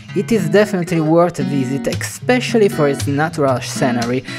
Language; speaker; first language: English; non-native, fluent; Italian